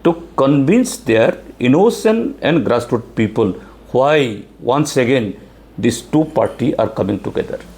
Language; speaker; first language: English; non-native, local second language; Bangla